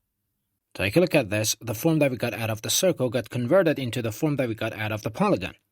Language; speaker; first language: English; non-native, fluent; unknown